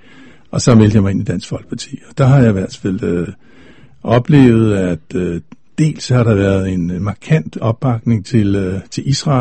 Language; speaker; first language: Danish; native; Danish